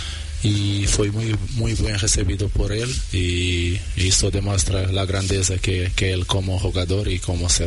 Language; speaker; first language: Spanish; non-native, learner; Portuguese